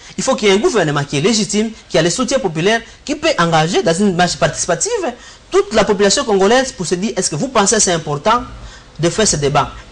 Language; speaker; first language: French; non-native, local second language; Swahili